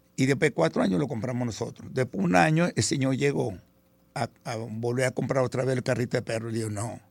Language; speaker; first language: Spanish; early bilingual, other home language; Italian